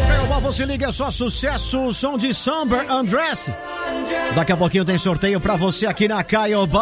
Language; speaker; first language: Portuguese; native; Portuguese